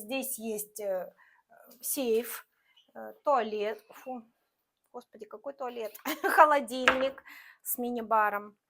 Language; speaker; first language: Russian; native; Russian